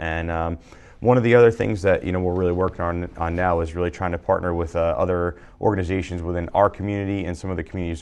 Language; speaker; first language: English; native; English